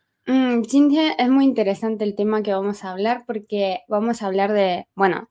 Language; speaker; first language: Spanish; non-native, fluent; Chinese